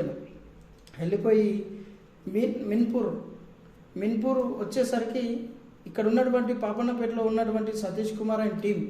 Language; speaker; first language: Telugu; native; Telugu